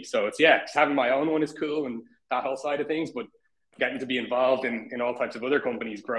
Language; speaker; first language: English; native; English